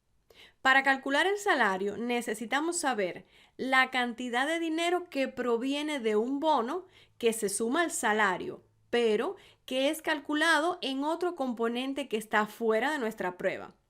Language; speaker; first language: Spanish; native; Spanish